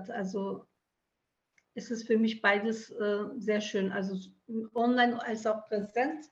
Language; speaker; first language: German; early bilingual, other home language; Turkish